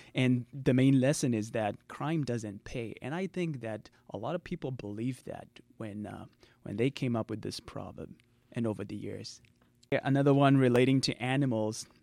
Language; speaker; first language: English; non-native, local second language; Shona